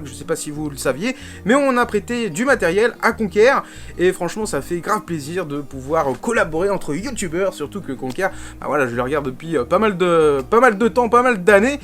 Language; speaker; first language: French; native; French